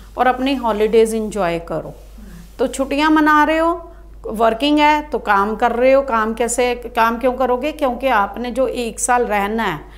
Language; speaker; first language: Hindi; non-native, local second language; Punjabi